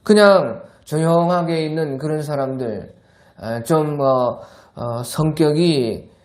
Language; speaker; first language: Korean; native; Korean